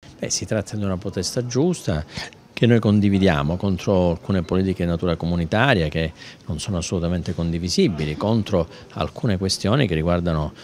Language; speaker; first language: Italian; native; Italian